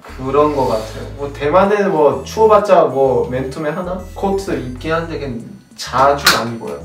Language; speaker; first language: Korean; early bilingual, other home language; Chinese